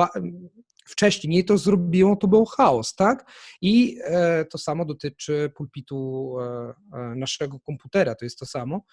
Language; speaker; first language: Polish; non-native, fluent; Italian